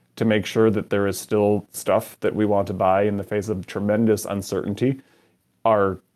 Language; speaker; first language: English; native; English